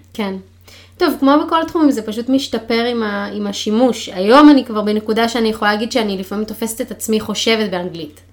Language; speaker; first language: Hebrew; native; Hebrew